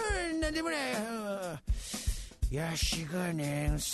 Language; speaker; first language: Japanese; native; Japanese